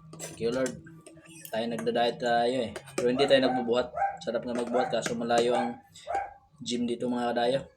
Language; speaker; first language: Filipino; non-native, local second language; Cebuano